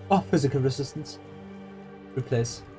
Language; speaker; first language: English; non-native, fluent; German